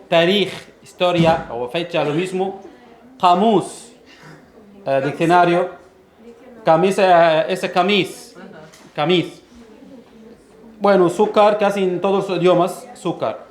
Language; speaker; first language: Spanish; non-native, fluent; Arabic